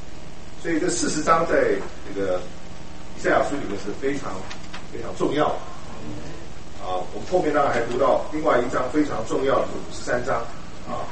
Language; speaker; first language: Chinese; native; Chinese